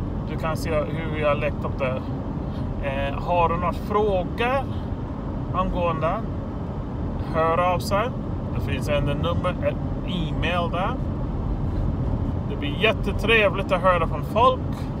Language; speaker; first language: Swedish; non-native, fluent; English